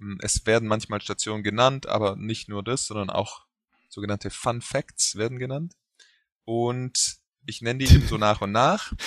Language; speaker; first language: German; native; German